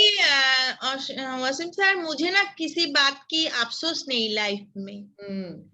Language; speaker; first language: Hindi; non-native, local second language; Bangla